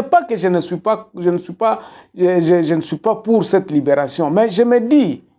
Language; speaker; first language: French; non-native, local second language; Lingala